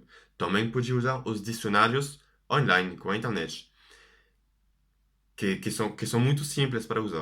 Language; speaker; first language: Portuguese; non-native, fluent; French